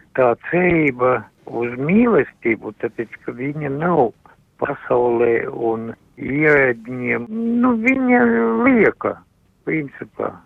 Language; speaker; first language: Latvian; non-native, local second language; Russian